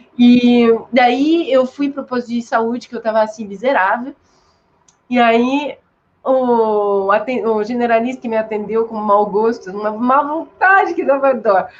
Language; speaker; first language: Portuguese; non-native, fluent; French